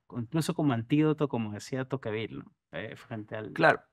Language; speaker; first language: Spanish; native; Spanish